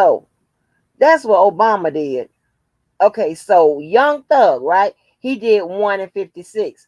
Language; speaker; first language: English; native; English